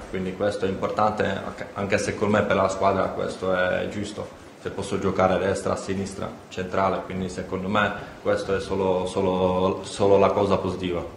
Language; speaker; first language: Italian; non-native, learner; Czech